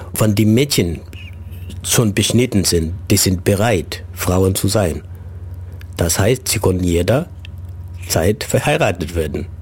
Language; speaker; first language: German; non-native, fluent; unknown